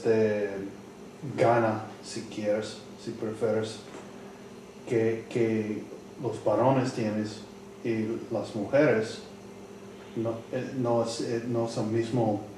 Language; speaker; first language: Spanish; non-native, learner; English